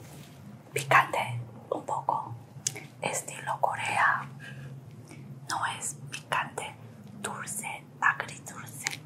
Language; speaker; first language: Spanish; non-native, learner; Korean